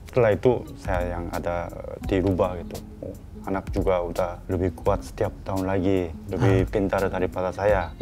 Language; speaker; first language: Indonesian; non-native, learner; Korean